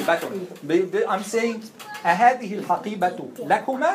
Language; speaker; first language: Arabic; non-native, fluent; English